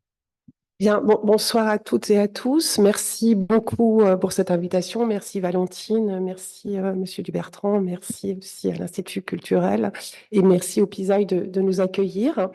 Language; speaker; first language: French; native; French